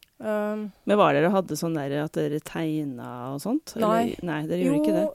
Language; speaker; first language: Norwegian; native; Norwegian